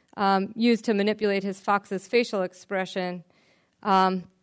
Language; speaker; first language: English; native; English